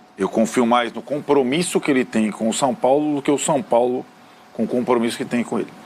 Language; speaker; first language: Portuguese; native; Portuguese